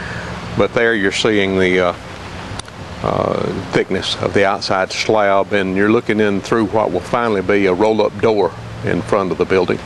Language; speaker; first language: English; native; English